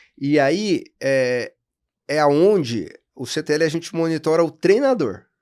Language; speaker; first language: Portuguese; native; Portuguese